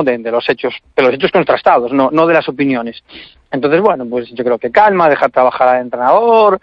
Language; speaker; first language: Spanish; native; Spanish